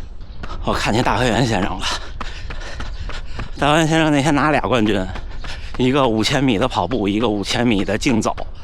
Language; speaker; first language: Chinese; native; Chinese